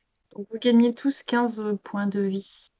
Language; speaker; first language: French; native; French